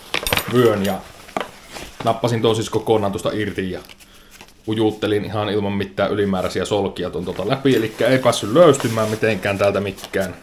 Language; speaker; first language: Finnish; native; Finnish